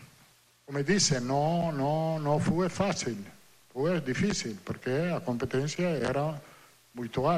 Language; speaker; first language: Portuguese; non-native, learner; Italian